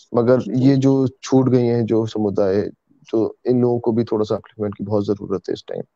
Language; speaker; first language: Hindi; native; Hindi